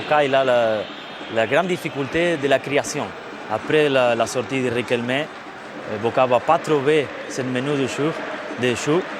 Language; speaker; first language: French; non-native, fluent; Spanish